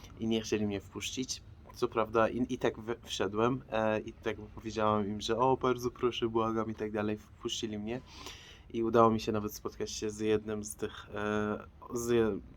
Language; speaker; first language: Polish; non-native, fluent; Persian